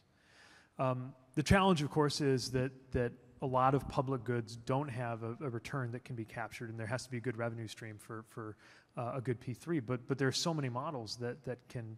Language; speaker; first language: English; native; English